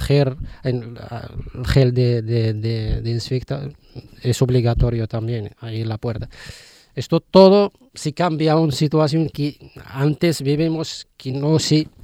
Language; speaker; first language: Spanish; non-native, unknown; Riffian